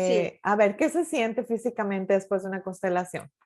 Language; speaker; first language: Spanish; native; Spanish